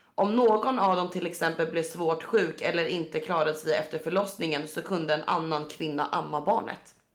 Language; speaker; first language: Swedish; native; Swedish